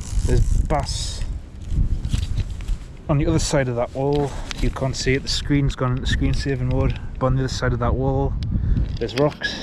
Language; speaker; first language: English; native; English